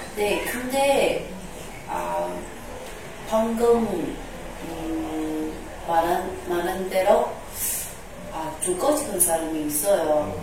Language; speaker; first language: Korean; non-native, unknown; Chinese